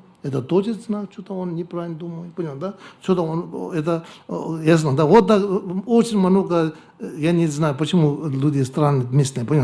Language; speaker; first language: Russian; non-native, learner; Tibetan